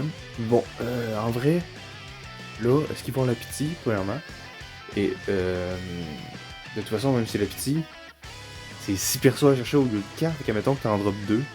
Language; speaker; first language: French; native; French